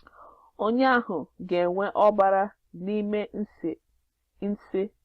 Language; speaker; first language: Igbo; non-native, learner; English